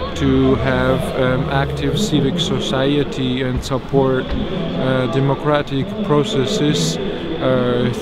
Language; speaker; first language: English; non-native, fluent; Georgian